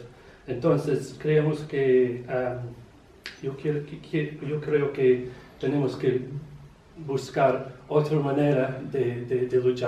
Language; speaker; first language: Spanish; non-native, learner; English